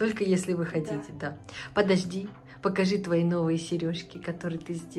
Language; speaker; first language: Russian; native; Russian